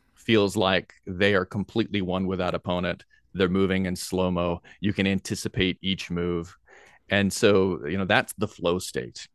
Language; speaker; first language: English; native; English